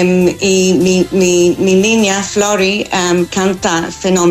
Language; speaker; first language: Spanish; non-native, fluent; English